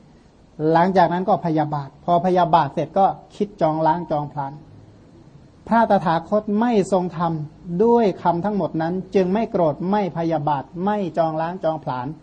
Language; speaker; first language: Thai; non-native, local second language; Khmer